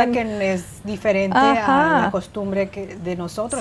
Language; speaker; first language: Spanish; non-native, fluent; Chinese